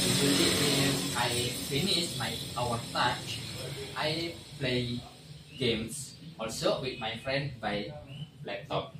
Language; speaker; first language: English; non-native, learner; Indonesian